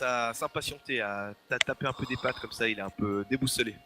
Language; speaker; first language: French; native; French